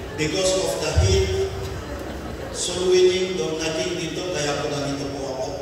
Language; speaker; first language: Filipino; non-native, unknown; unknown